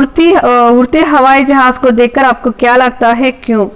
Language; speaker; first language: Hindi; non-native, local second language; Telugu